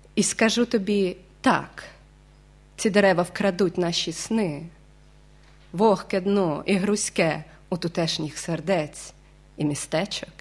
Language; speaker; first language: Ukrainian; native; Ukrainian